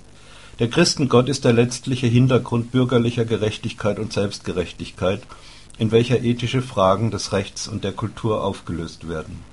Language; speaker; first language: German; native; German